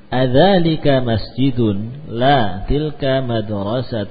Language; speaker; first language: Arabic; non-native, fluent; Indonesian